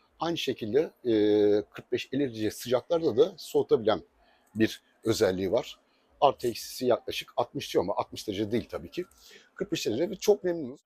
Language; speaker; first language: Turkish; native; Turkish